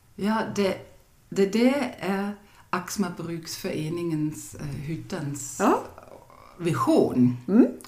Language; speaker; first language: Swedish; non-native, fluent; German